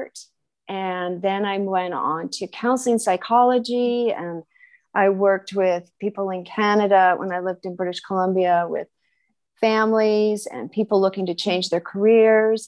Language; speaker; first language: English; native; English